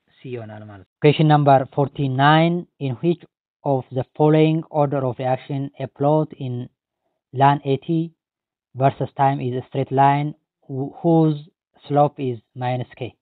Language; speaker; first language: English; non-native, local second language; Amharic